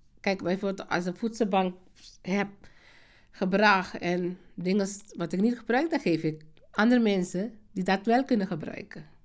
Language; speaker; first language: Dutch; non-native, fluent; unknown